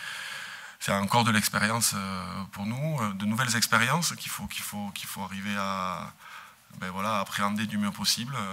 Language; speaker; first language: French; native; French